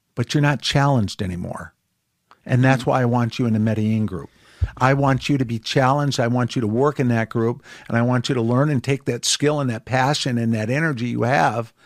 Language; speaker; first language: English; native; English